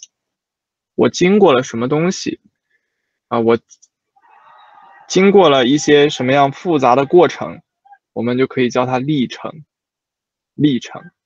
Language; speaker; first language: Chinese; native; Chinese